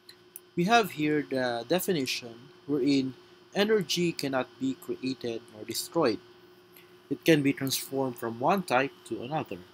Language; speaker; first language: English; non-native, local second language; Filipino